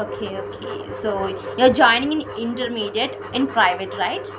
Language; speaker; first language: English; non-native, learner; Kannada